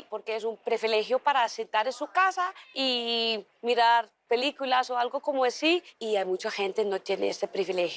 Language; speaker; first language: Spanish; non-native, learner; Dutch